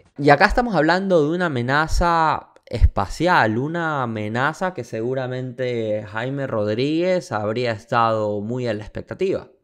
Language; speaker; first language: Spanish; native; Spanish